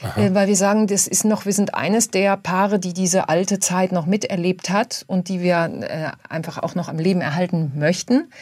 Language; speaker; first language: German; native; German